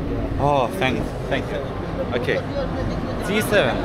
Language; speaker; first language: English; non-native, learner; Lithuanian